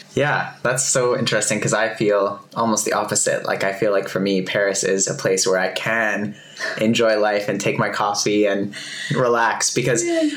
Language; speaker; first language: English; native; English